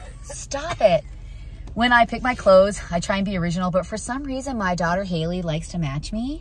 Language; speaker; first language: English; native; English